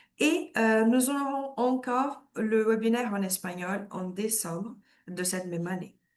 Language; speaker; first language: French; non-native, fluent; Portuguese